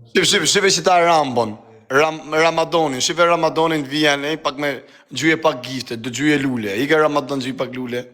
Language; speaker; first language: Albanian; native; Albanian